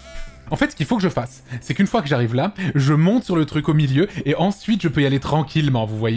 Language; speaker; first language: French; native; French